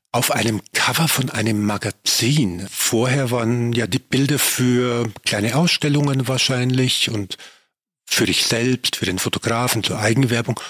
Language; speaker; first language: German; native; German